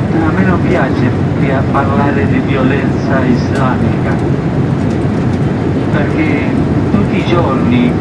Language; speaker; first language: Italian; non-native, fluent; Spanish